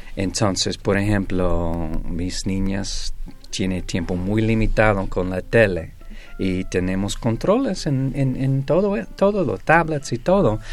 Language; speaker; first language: Spanish; non-native, fluent; English